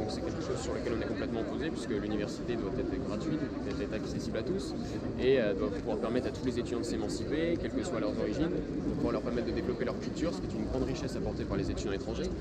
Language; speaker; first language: French; native; French